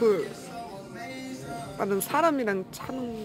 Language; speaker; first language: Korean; non-native, learner; Turkish